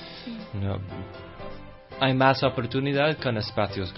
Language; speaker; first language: Spanish; non-native, fluent; English